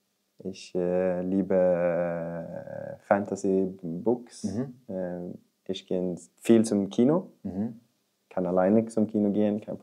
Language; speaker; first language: German; non-native, learner; Swedish